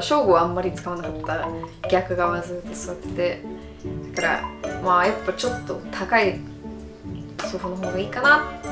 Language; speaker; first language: Japanese; non-native, fluent; English